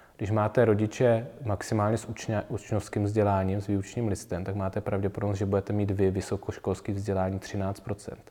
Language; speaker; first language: Czech; native; Czech